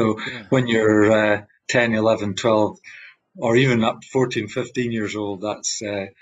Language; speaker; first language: English; native; English